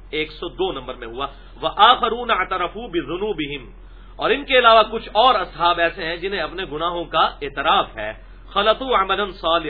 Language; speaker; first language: Urdu; non-native, local second language; Punjabi